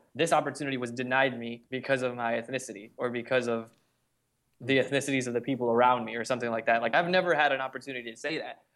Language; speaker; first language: English; early bilingual, other home language; Hindi